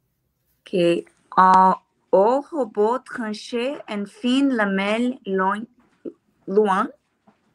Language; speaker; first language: French; non-native, learner; Portuguese